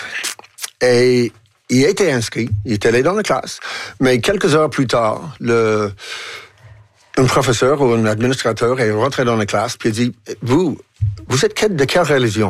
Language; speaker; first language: French; non-native, fluent; English